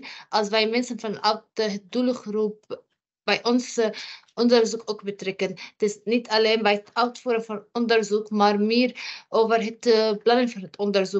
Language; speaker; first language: Dutch; non-native, fluent; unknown